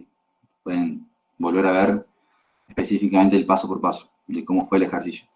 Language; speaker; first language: Spanish; native; Spanish